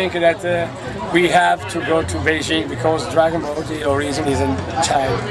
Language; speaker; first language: English; non-native, learner; Italian